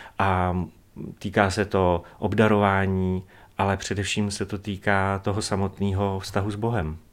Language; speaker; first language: Czech; native; Czech